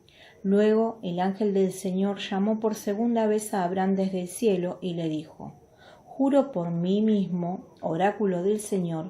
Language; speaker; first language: Spanish; native; Spanish